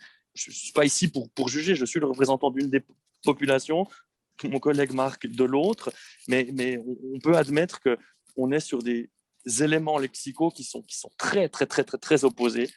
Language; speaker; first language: French; native; French